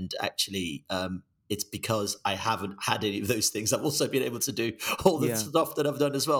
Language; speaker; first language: English; non-native, local second language; Yoruba